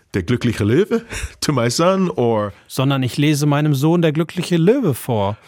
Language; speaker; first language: German; non-native, fluent; English